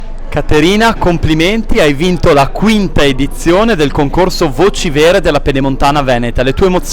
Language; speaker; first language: Italian; native; Italian